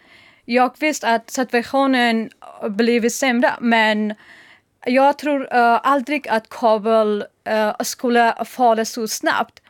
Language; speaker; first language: Swedish; non-native, learner; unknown